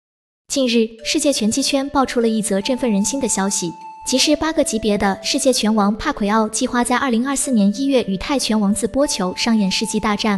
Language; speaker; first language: Chinese; native; Chinese